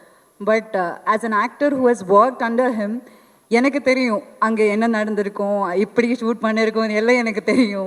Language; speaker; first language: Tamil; non-native, fluent; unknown